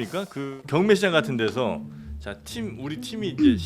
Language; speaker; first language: Korean; native; Korean